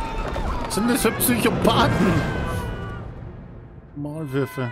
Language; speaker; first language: German; native; German